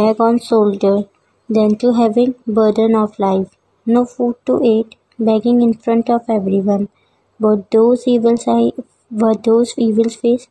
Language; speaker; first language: English; non-native, local second language; Hindi